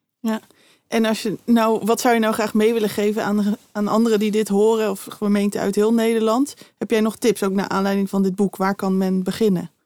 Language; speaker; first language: Dutch; native; Dutch